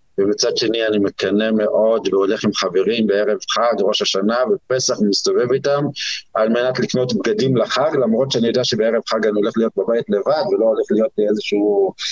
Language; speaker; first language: Hebrew; non-native, local second language; Arabic